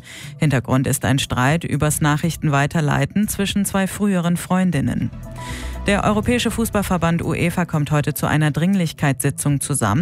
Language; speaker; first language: German; native; German